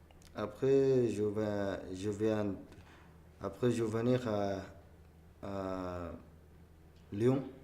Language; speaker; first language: French; non-native, learner; Arabic